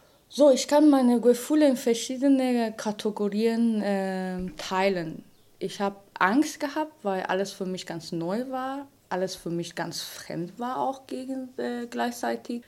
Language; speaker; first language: German; non-native, fluent; Persian